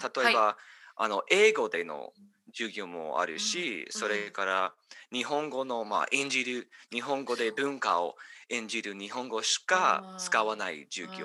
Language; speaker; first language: Japanese; non-native, learner; English